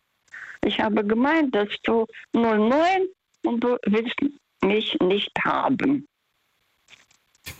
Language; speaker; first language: German; non-native, fluent; Russian